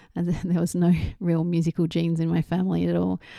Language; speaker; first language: English; native; English